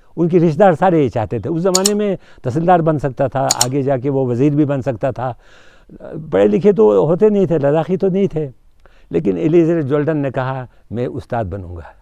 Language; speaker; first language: Urdu; non-native, local second language; Ladakhi